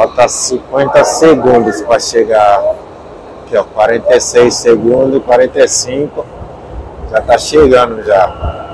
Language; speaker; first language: Portuguese; non-native, learner; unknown